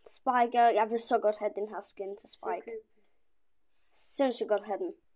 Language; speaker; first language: Danish; early bilingual, other home language; Polish